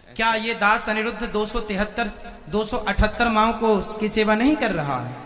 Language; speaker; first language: Hindi; native; Hindi